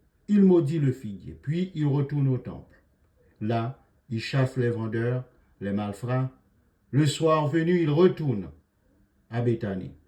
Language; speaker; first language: French; native; French